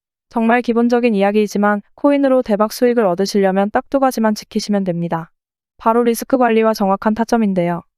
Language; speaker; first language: Korean; native; Korean